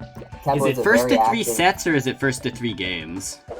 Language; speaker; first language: English; native; English